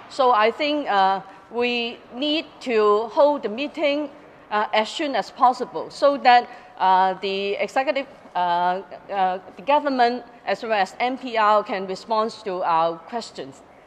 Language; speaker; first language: English; non-native, local second language; Cantonese